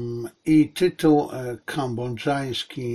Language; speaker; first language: Polish; native; Polish